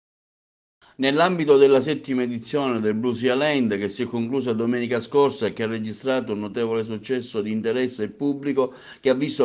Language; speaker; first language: Italian; native; Italian